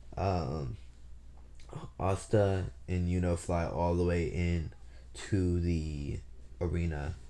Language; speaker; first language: English; native; English